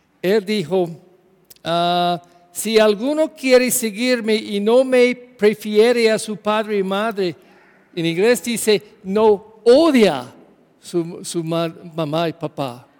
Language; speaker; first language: Spanish; non-native, learner; English